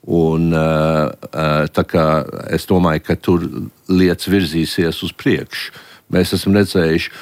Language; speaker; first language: Latvian; early bilingual, heritage; Latvian